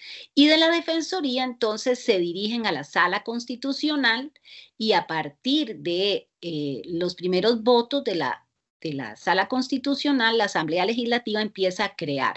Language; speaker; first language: Spanish; native; Spanish